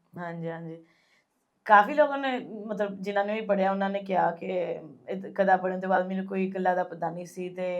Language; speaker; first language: Punjabi; early bilingual, heritage; Punjabi